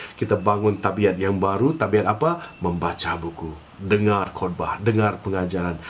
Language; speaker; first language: Malay; non-native, local second language; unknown